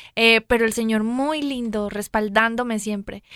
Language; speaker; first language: Spanish; native; Spanish